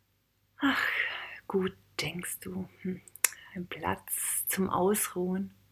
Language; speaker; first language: German; native; German